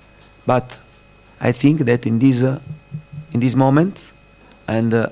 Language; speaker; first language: English; non-native, fluent; Italian